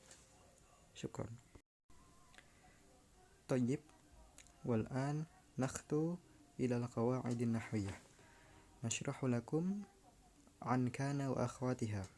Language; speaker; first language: Arabic; non-native, learner; Indonesian